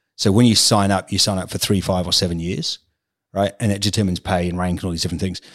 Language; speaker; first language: English; native; English